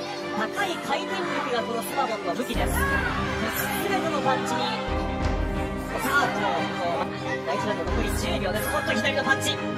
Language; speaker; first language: Japanese; native; Japanese